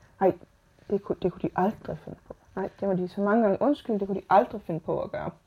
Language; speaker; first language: Danish; native; Danish